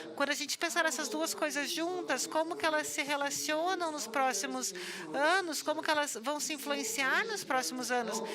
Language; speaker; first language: Portuguese; non-native, fluent; English